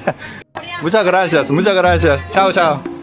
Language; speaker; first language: Spanish; non-native, learner; Korean